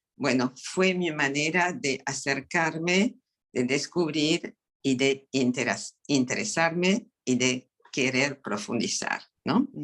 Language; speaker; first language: Spanish; non-native, fluent; French